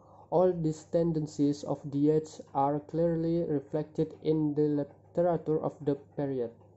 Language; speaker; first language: English; non-native, fluent; Indonesian